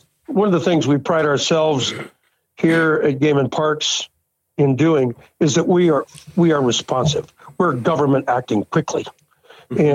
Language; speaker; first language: English; native; English